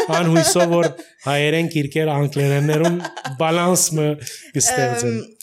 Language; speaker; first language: Armenian; early bilingual, heritage; Armenian